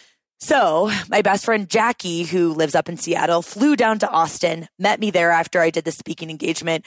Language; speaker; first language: English; native; English